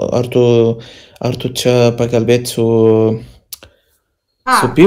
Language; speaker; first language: Lithuanian; non-native, learner; Arabic